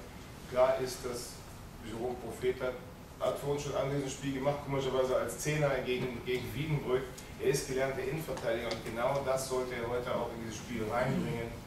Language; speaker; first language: German; native; German